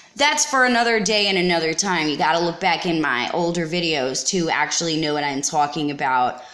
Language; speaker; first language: English; native; English